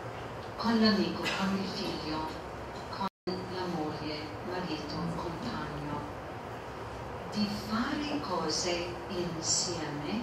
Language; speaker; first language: Italian; non-native, fluent; English